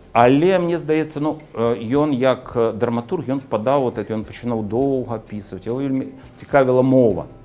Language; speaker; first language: Belarusian; native; Belarusian